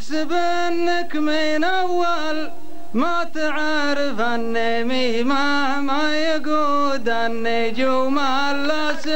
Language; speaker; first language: Arabic; native; Arabic